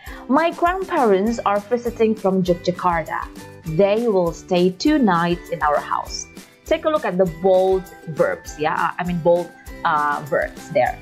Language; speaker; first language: English; non-native, fluent; Indonesian